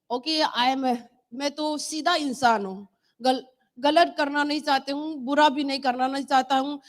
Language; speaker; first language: Hindi; non-native, local second language; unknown